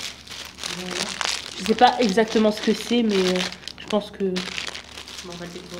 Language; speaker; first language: French; native; French